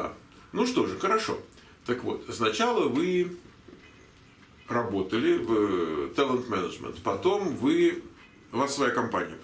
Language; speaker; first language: Russian; native; Russian